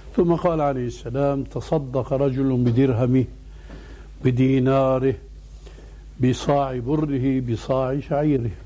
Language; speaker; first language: Arabic; early bilingual, other home language; Albanian